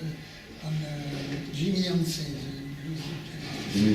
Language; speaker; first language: English; non-native, learner; French